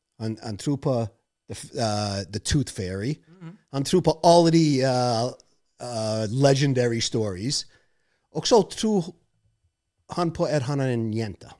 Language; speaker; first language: Norwegian; non-native, fluent; English